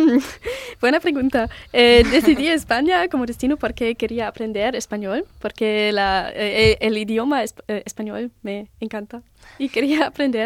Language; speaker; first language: Spanish; non-native, learner; German